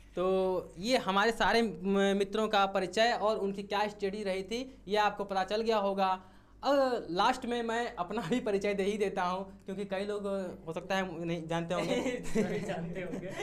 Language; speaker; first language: Hindi; native; Hindi